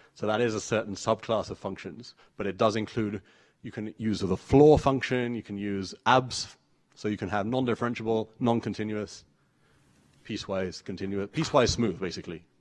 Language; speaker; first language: English; native; English